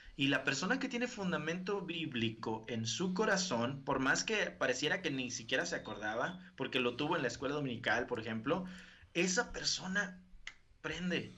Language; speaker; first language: Spanish; native; Spanish